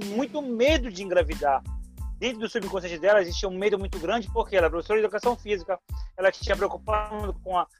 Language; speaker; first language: Portuguese; native; Portuguese